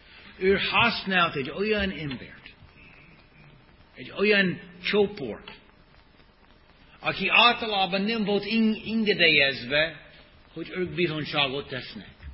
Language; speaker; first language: Hungarian; non-native, fluent; English